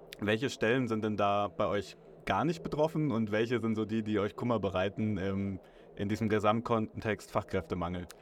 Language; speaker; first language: German; native; German